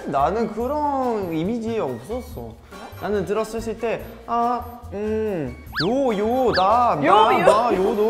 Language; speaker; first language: Korean; non-native, learner; Portuguese